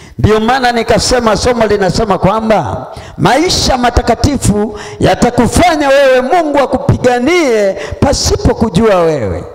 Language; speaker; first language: Swahili; non-native, local second language; Sukuma